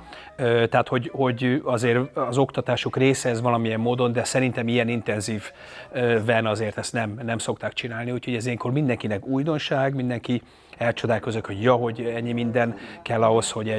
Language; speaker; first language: Hungarian; native; Hungarian